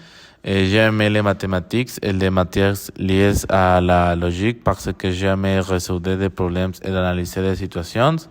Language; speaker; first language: French; non-native, learner; Spanish